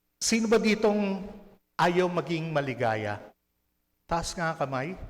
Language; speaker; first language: Filipino; native; Filipino